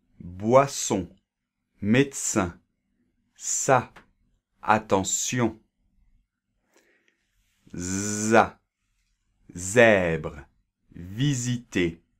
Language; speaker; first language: French; native; French